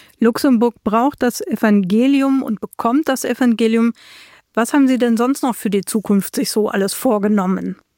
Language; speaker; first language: German; native; German